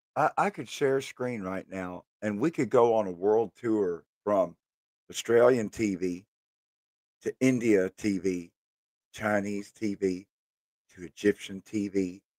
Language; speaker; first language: English; native; English